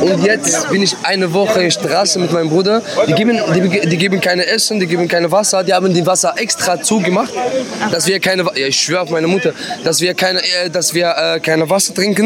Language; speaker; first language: German; non-native, learner; Arabic